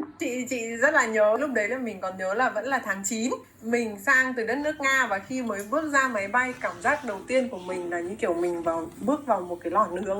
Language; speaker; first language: Vietnamese; non-native, fluent; Russian